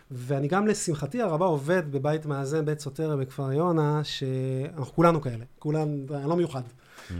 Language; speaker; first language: Hebrew; native; Hebrew